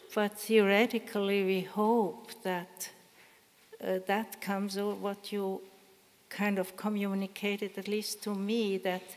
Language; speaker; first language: English; non-native, fluent; German